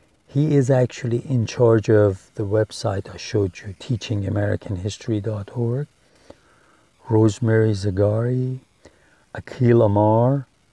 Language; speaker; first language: English; non-native, fluent; Persian